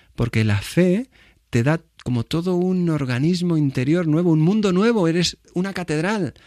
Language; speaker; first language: Spanish; native; Spanish